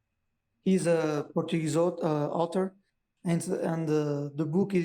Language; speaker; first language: English; non-native, learner; Portuguese